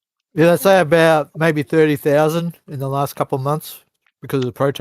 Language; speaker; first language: English; native; English